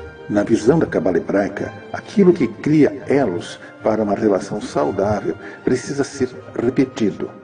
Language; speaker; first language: Portuguese; native; Portuguese